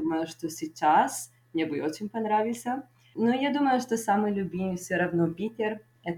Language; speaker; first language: Russian; non-native, fluent; Italian